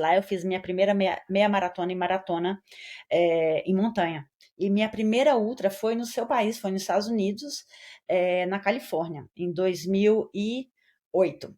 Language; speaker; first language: Portuguese; native; Portuguese